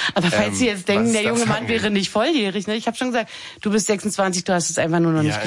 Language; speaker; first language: German; native; German